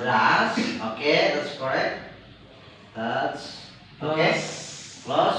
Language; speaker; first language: English; non-native, learner; Indonesian